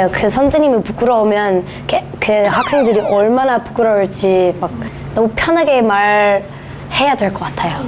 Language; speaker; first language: Korean; non-native, learner; English